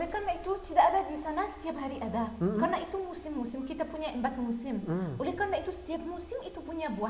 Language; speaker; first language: Indonesian; non-native, learner; Arabic